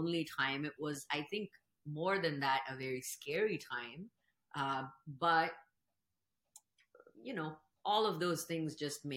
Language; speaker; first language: English; non-native, local second language; Urdu